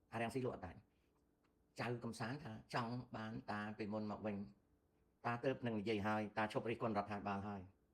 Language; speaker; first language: Khmer; native; Khmer